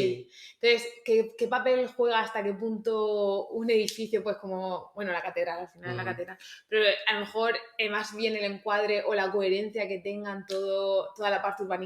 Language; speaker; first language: Spanish; native; Spanish